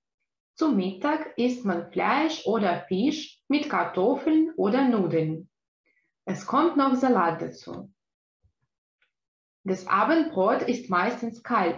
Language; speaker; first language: German; non-native, fluent; Russian